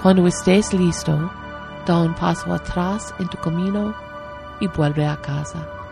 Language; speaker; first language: Spanish; non-native, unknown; English